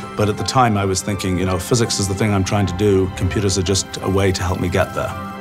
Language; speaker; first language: English; native; English